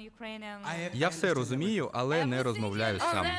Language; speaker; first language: Ukrainian; non-native, learner; Portuguese